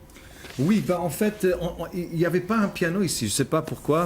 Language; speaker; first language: French; non-native, fluent; English